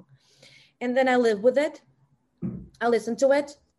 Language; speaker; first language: English; non-native, fluent; Russian